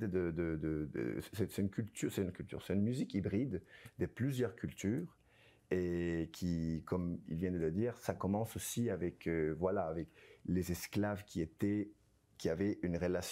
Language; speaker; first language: French; non-native, fluent; Spanish